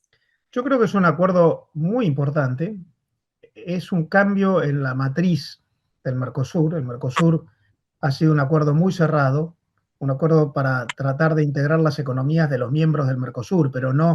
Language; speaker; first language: Spanish; native; Spanish